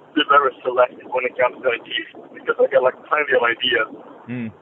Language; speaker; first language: English; non-native, fluent; Polish